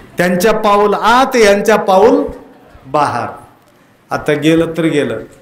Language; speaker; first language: Marathi; non-native, local second language; Kannada